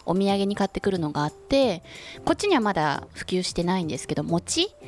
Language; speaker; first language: Japanese; non-native, fluent; Korean